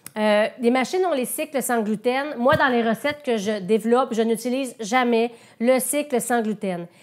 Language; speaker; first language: French; native; French